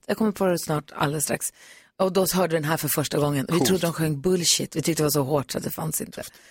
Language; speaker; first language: Swedish; native; Swedish